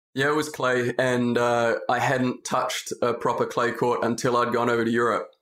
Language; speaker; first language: English; native; English